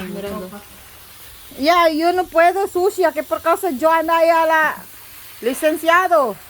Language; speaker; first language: Spanish; non-native, learner; Chavacano